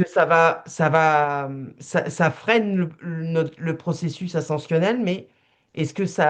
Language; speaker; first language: French; native; French